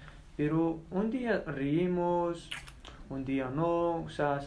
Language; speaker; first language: Spanish; non-native, learner; Berber languages